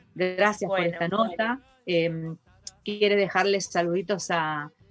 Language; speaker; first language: Spanish; native; Spanish